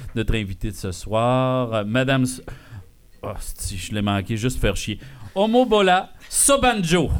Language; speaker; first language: French; native; French